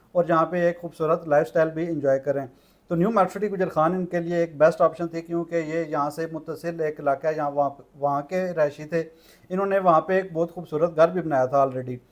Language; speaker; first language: Urdu; non-native, local second language; Punjabi